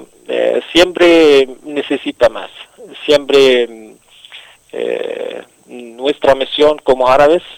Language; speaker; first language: Spanish; non-native, local second language; Arabic